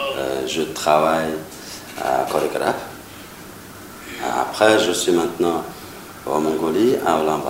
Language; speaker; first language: French; non-native, learner; Mongolian